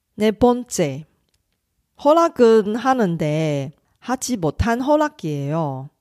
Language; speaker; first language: Korean; non-native, fluent; Chinese